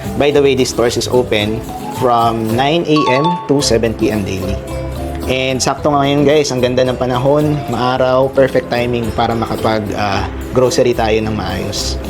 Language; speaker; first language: Filipino; native; Filipino